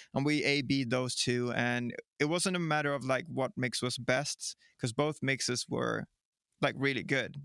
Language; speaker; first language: English; non-native, fluent; Swedish